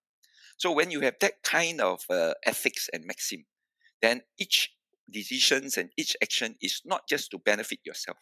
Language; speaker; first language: English; non-native, local second language; Min Nan Chinese